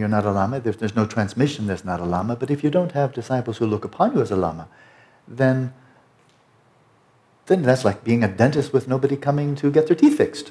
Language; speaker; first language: English; native; English